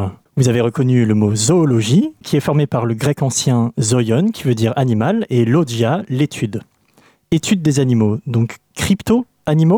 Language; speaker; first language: French; native; French